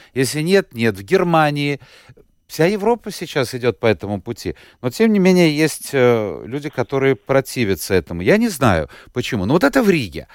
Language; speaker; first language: Russian; native; Russian